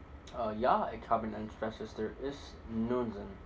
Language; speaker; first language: German; non-native, learner; English